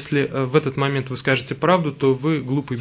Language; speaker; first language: Russian; native; Russian